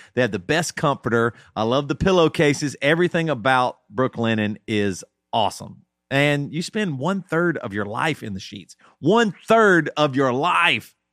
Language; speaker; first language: English; native; English